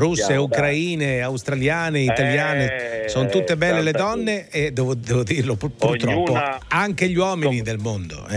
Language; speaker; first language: Italian; native; Italian